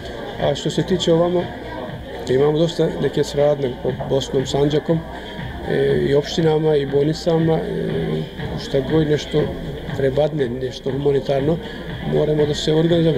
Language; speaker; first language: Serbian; early bilingual, heritage; Croatian